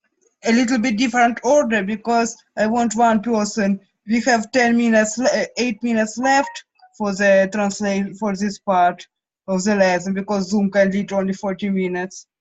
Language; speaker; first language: English; non-native, fluent; Russian